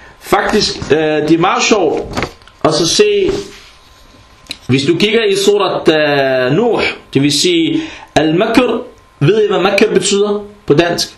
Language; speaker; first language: Danish; early bilingual, other home language; Arabic